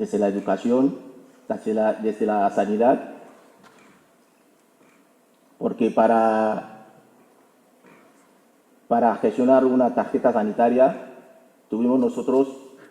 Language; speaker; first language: Spanish; non-native, fluent; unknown